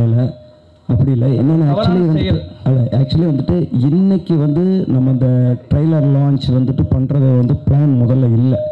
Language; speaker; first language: Tamil; native; Tamil